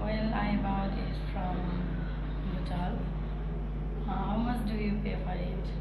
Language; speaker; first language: English; non-native, learner; Nepali